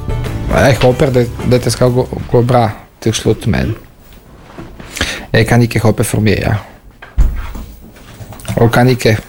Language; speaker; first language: Norwegian; non-native, fluent; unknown